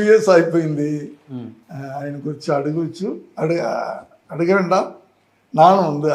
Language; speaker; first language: Telugu; non-native, learner; Tamil